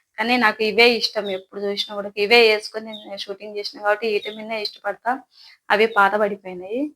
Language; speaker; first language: Telugu; non-native, local second language; Lambadi